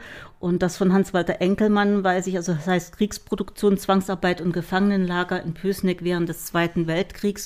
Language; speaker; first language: German; native; German